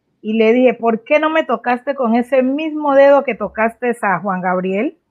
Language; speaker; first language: Spanish; native; Spanish